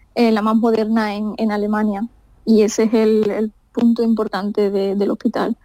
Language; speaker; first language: Spanish; native; Spanish